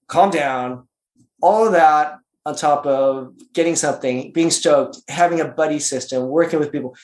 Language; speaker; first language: English; native; English